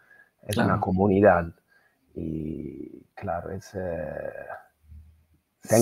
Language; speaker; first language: Spanish; non-native, fluent; Italian